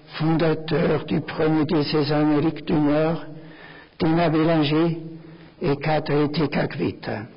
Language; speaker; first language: French; non-native, fluent; German